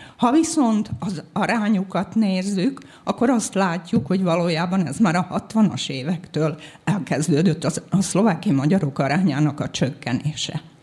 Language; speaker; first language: Hungarian; native; Hungarian